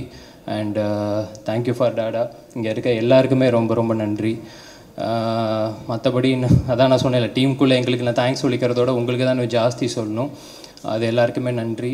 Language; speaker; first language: Tamil; native; Tamil